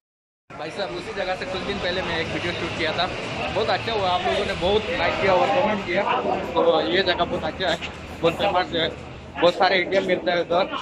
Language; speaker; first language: Hindi; non-native, local second language; Bangla